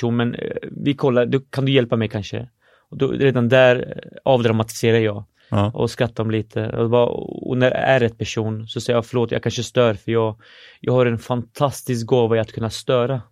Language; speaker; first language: Swedish; early bilingual, other home language; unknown